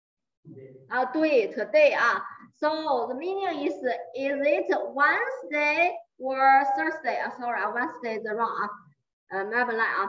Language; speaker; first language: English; non-native, fluent; Chinese